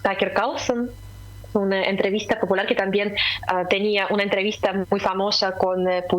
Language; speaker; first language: Spanish; non-native, fluent; Russian